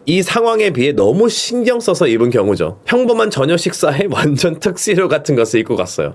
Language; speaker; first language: Korean; early bilingual, heritage; Korean